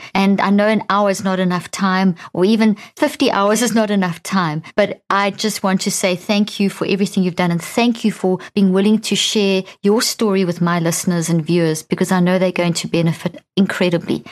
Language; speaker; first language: English; native; English